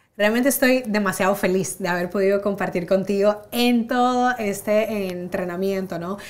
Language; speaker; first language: Spanish; native; Spanish